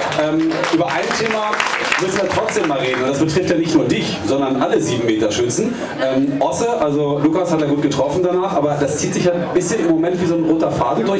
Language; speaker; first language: German; native; German